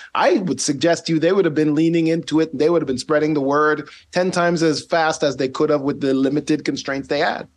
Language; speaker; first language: English; non-native, fluent; Dutch